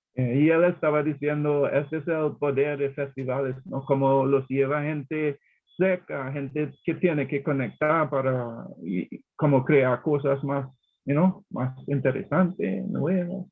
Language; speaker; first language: Spanish; non-native, learner; English